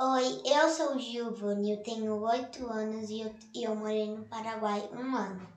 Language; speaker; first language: Portuguese; early bilingual, heritage; Portuguese